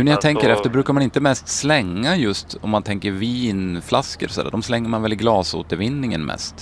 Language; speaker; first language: Swedish; native; Swedish